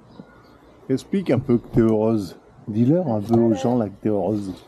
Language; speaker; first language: French; native; French